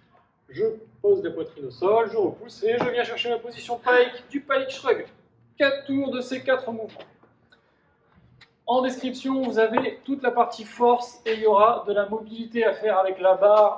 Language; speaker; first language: French; native; French